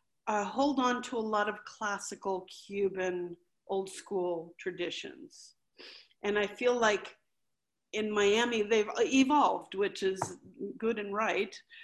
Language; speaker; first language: English; early bilingual, other home language; Spanish